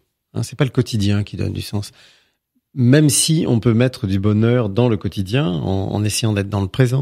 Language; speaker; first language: French; native; French